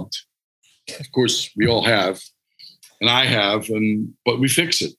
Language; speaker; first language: English; non-native, fluent; Hungarian